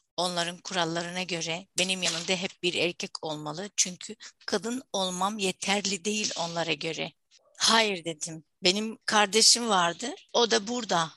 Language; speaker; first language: Turkish; non-native, fluent; Arabic